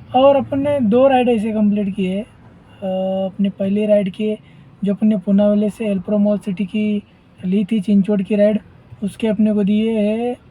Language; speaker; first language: Hindi; non-native, local second language; Marathi